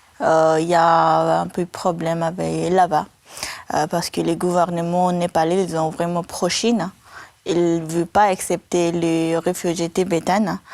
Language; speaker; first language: French; non-native, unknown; Tibetan